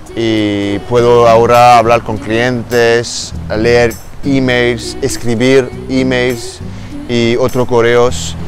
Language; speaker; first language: Spanish; non-native, learner; English